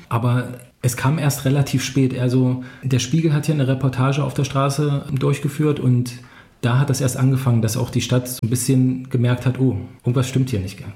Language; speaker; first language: German; native; German